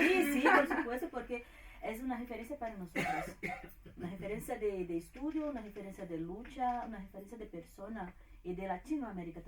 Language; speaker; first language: Spanish; non-native, fluent; Portuguese